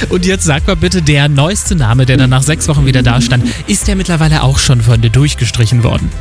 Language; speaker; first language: German; native; German